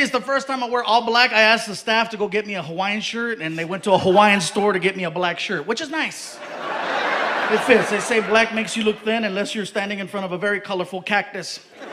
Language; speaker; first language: English; native; English